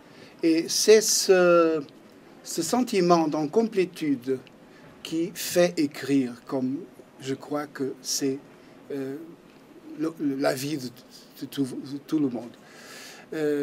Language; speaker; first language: French; non-native, fluent; Portuguese